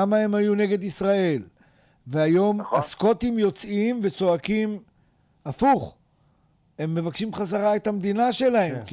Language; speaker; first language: Hebrew; native; Hebrew